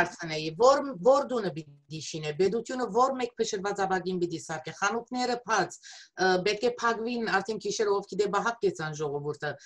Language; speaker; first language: Armenian; early bilingual, heritage; Armenian